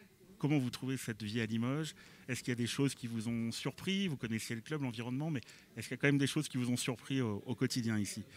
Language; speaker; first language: French; native; French